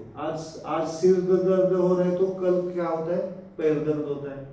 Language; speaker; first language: Hindi; non-native, local second language; Marathi